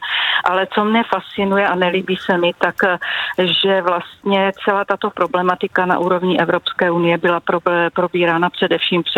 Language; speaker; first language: Czech; native; Czech